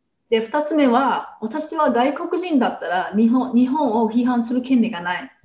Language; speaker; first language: Japanese; non-native, fluent; English